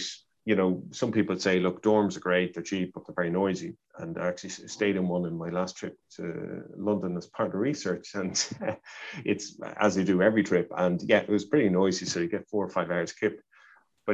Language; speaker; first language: English; native; English